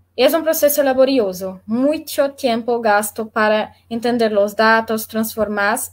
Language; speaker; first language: Spanish; non-native, learner; Portuguese